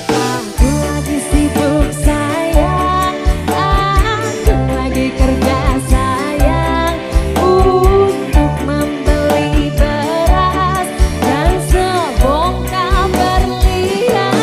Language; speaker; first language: Indonesian; native; Indonesian